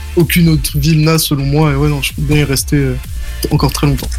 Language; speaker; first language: French; native; French